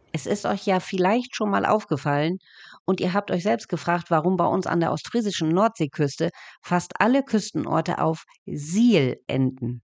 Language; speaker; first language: German; native; German